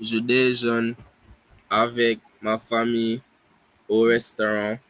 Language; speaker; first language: French; non-native, learner; English